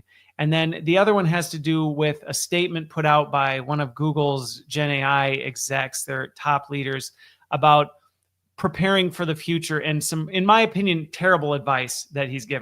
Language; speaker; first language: English; native; English